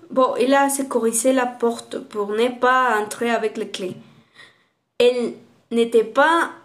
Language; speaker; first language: French; non-native, learner; Spanish